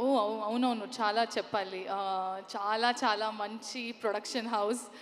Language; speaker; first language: Telugu; non-native, learner; Kannada